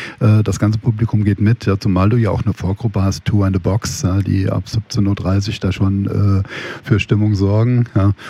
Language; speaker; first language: German; native; German